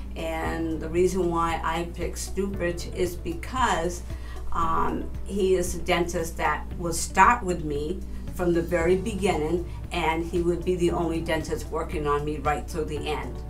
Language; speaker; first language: English; native; English